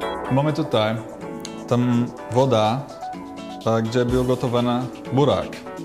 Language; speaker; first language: Polish; non-native, learner; Portuguese